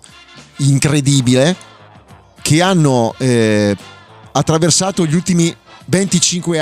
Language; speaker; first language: Italian; native; Italian